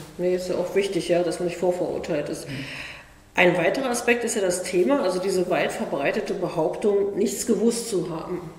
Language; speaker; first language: German; native; German